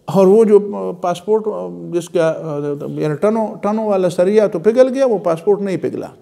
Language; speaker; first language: Urdu; non-native, local second language; Pashto